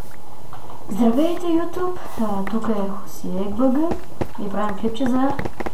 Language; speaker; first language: Bulgarian; native; Bulgarian